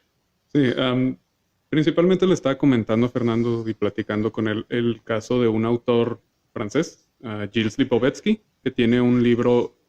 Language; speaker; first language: Spanish; native; Spanish